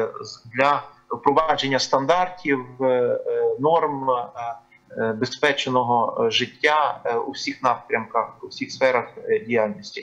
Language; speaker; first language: Ukrainian; native; Ukrainian